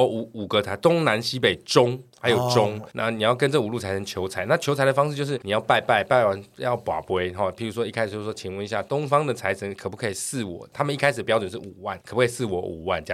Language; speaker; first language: Chinese; native; Chinese